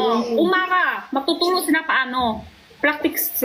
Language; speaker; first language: Filipino; non-native, learner; Chinese